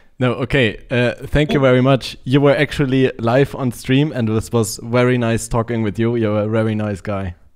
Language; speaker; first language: English; non-native, learner; German